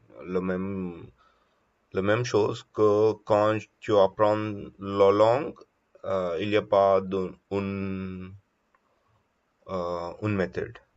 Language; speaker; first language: French; non-native, learner; Telugu